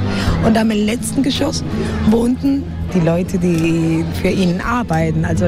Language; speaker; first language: German; non-native, fluent; Spanish